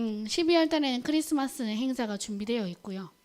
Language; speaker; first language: Korean; native; Korean